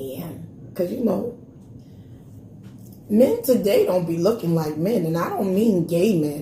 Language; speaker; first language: English; native; English